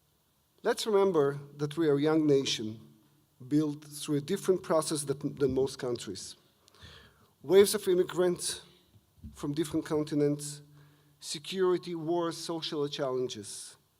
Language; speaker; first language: English; non-native, fluent; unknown